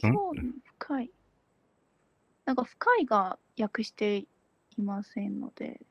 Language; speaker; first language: Japanese; non-native, fluent; Chinese